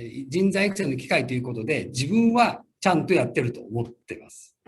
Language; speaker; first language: Japanese; native; Japanese